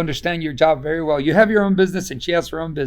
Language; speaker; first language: English; native; English